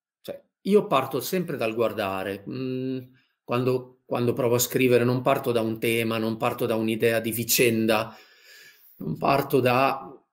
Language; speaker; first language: Italian; native; Italian